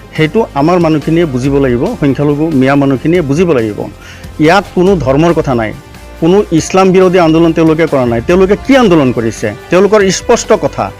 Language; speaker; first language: Assamese; native; Assamese